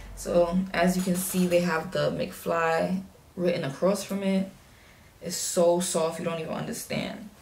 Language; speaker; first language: English; native; English